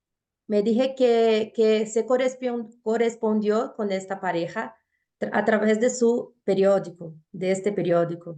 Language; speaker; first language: Spanish; non-native, fluent; Portuguese